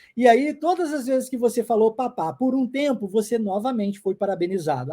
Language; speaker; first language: Portuguese; non-native, fluent; English